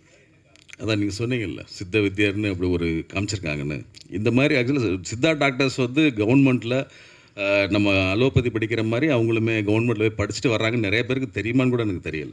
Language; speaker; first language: Tamil; native; Tamil